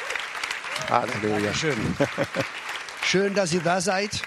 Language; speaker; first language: German; non-native, fluent; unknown